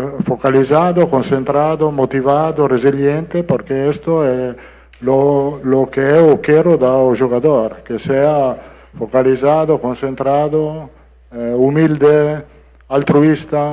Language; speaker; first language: Portuguese; non-native, learner; Italian